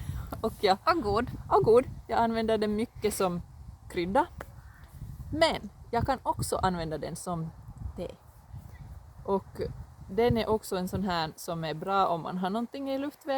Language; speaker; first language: Swedish; non-native, local second language; Finnish